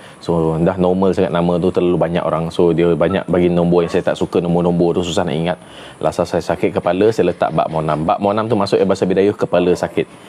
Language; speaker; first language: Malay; non-native, local second language; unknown